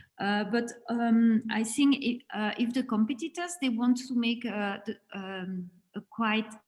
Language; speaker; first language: English; non-native, fluent; German